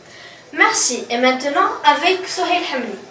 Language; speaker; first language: French; non-native, local second language; Arabic